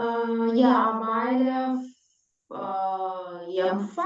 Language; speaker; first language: Danish; non-native, learner; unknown